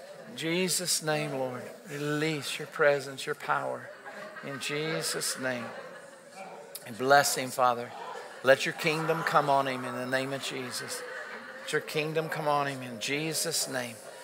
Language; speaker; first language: English; native; English